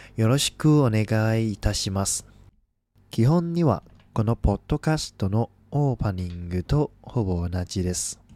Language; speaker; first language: Japanese; non-native, fluent; Cantonese